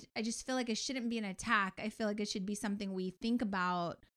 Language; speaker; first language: English; native; English